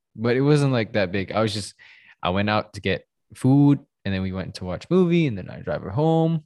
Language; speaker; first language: English; non-native, fluent; Indonesian